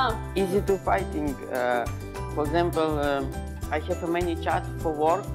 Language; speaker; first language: English; non-native, learner; Ukrainian